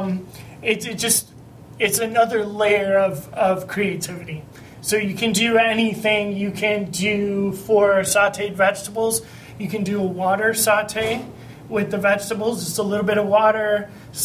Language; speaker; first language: English; native; English